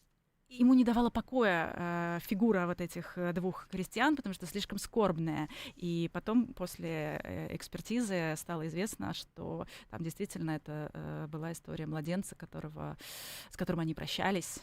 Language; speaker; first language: Russian; native; Russian